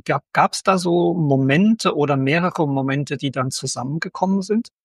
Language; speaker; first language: German; native; German